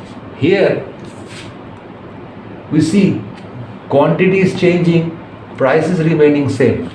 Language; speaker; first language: English; non-native, local second language; Bangla